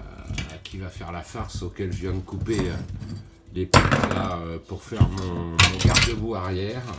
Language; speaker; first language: French; native; French